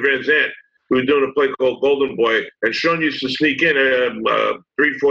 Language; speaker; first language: English; native; English